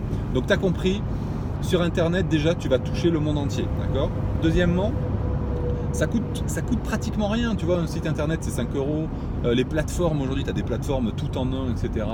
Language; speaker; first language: French; native; French